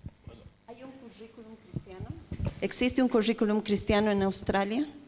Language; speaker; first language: Spanish; native; Spanish